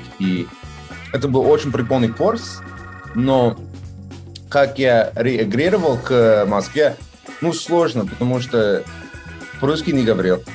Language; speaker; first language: Russian; non-native, learner; English